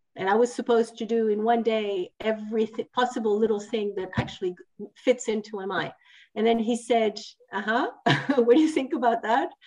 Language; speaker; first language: English; non-native, fluent; Italian